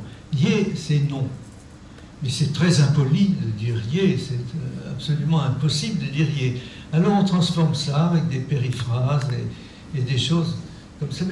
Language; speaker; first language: French; native; French